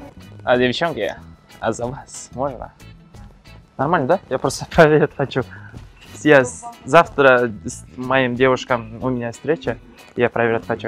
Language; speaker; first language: Russian; non-native, local second language; Kazakh